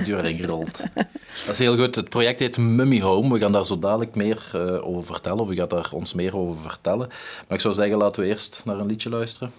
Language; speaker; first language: Dutch; native; Dutch